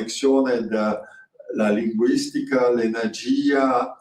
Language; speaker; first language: Italian; non-native, fluent; French